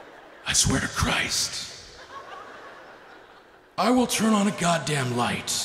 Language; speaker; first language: English; native; English